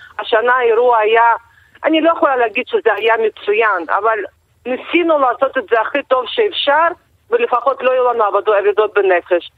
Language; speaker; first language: Hebrew; non-native, fluent; Russian